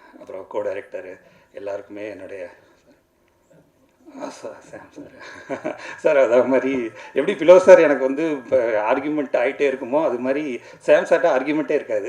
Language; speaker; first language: Tamil; native; Tamil